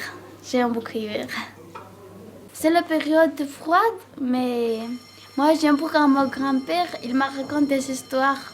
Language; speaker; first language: French; non-native, learner; Georgian